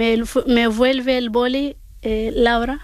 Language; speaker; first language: Spanish; non-native, learner; Arabic